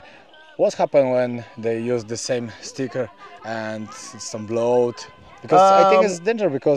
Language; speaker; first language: English; non-native, learner; Polish